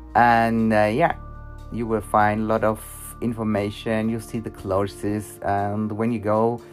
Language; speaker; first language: English; non-native, learner; German